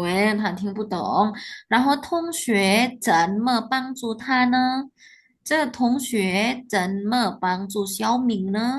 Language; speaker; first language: Chinese; non-native, fluent; Indonesian